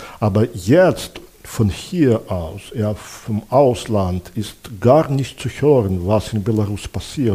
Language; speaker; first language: German; non-native, fluent; Belarusian